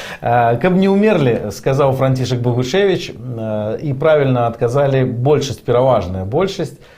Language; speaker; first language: Belarusian; non-native, local second language; Russian